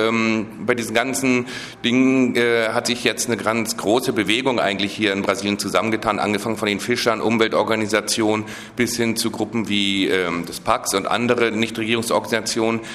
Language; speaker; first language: German; native; German